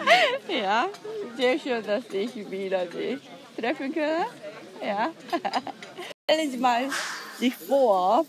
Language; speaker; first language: German; non-native, learner; Korean